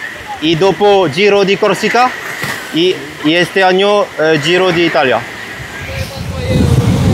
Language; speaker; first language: Italian; non-native, learner; French